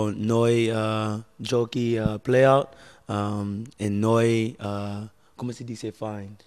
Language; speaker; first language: Italian; non-native, learner; English